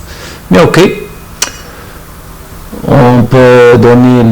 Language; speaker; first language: French; non-native, fluent; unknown